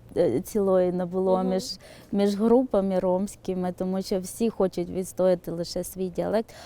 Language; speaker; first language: Ukrainian; non-native, local second language; Romany